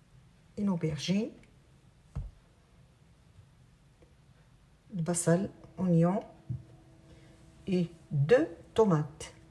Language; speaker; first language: French; non-native, local second language; Arabic